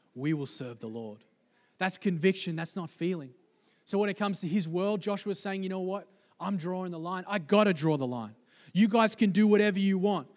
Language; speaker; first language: English; native; English